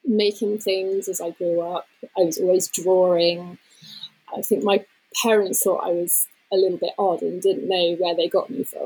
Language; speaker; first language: English; native; English